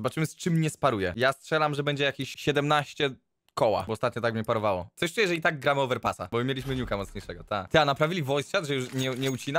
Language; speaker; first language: Polish; native; Polish